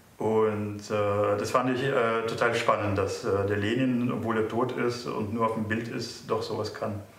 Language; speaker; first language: German; non-native, fluent; Russian